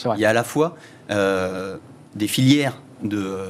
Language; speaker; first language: French; native; French